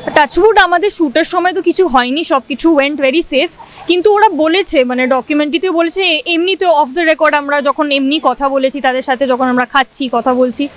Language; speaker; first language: Bangla; non-native, local second language; Hindi